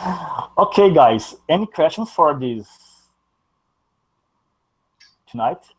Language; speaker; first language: English; non-native, learner; Portuguese